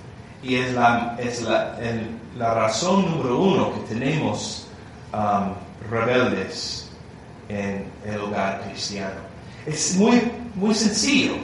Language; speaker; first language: Spanish; non-native, learner; English